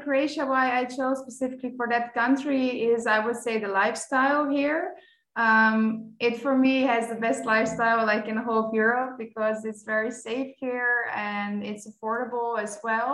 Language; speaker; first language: English; non-native, fluent; Dutch